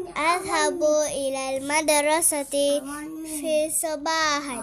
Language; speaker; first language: Arabic; non-native, learner; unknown